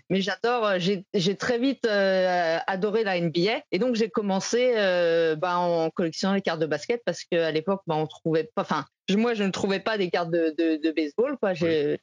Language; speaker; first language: French; native; French